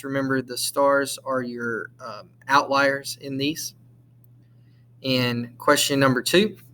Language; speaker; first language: English; native; English